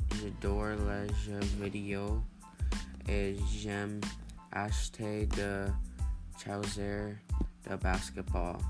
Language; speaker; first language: French; non-native, learner; English